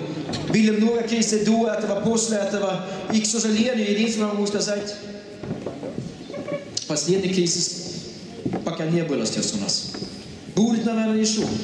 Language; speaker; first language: Russian; non-native, fluent; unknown